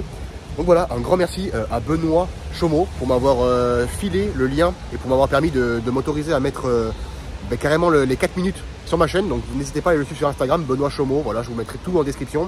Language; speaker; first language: French; native; French